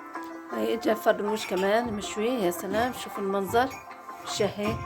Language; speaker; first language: Arabic; native; Arabic